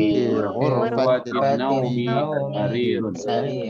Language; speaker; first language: Arabic; non-native, learner; Indonesian